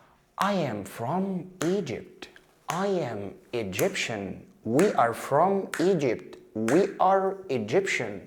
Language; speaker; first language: English; non-native, fluent; Arabic